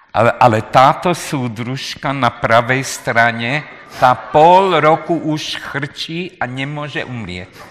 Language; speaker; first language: Slovak; non-native, local second language; Hungarian